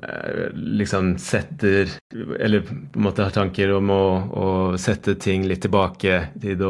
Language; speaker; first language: Norwegian; non-native, fluent; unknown